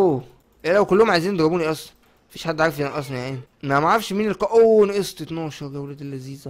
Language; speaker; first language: Arabic; native; Arabic